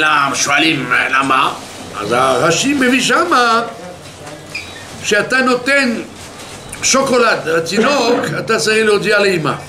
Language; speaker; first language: Hebrew; non-native, fluent; French